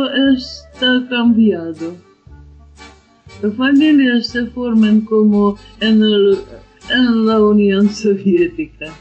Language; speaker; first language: Spanish; non-native, learner; Ukrainian